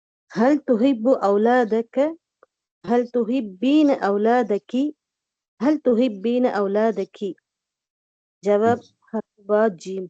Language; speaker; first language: Arabic; non-native, learner; Tamil